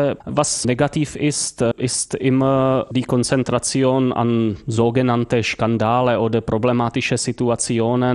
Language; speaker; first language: German; non-native, fluent; Czech